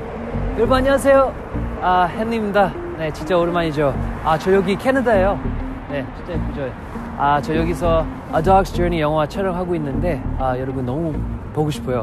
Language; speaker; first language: Korean; non-native, fluent; English